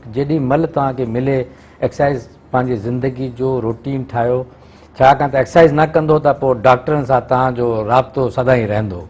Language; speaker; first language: Sindhi; non-native, local second language; Urdu